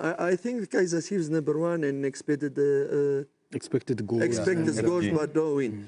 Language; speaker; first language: English; non-native, learner; French